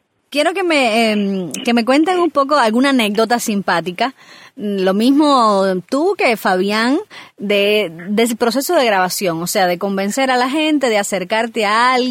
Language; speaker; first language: Spanish; native; Spanish